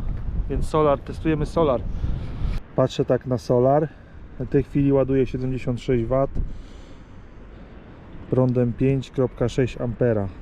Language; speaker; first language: Polish; native; Polish